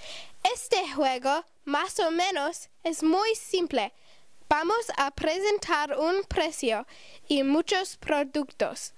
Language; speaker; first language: Spanish; non-native, learner; English